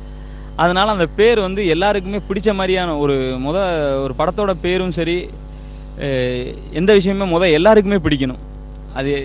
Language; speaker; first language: Tamil; native; Tamil